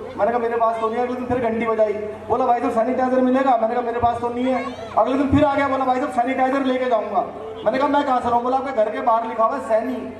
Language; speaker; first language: Hindi; native; Hindi